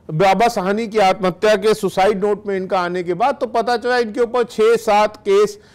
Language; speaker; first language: Hindi; native; Hindi